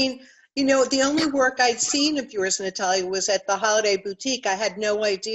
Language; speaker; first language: English; native; English